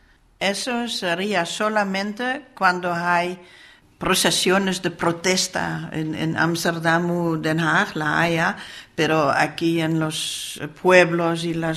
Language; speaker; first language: Spanish; non-native, fluent; Dutch